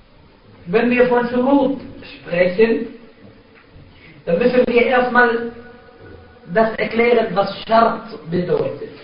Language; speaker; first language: German; non-native, fluent; Arabic